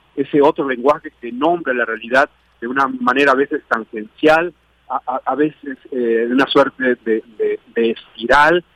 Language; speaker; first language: Spanish; native; Spanish